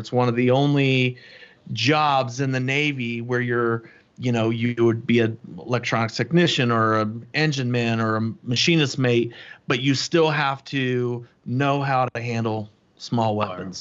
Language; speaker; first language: English; native; English